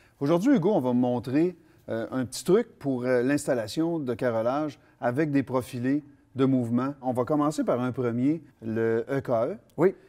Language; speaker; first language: French; native; French